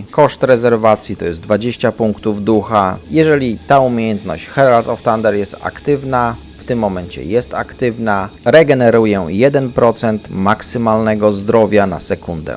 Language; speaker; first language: Polish; native; Polish